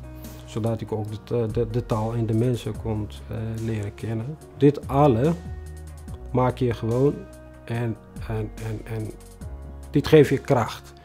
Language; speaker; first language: Dutch; non-native, fluent; Tigrinya